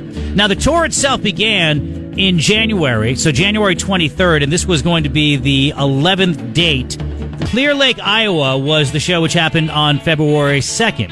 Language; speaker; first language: English; native; English